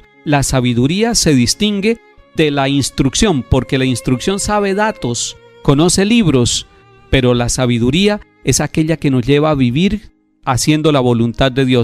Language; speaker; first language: Spanish; native; Spanish